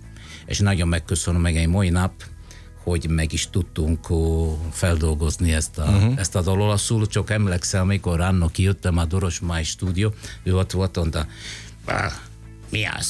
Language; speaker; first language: Hungarian; non-native, fluent; Italian